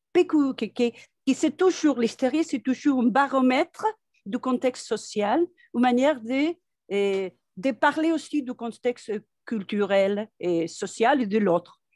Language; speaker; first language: French; non-native, fluent; Spanish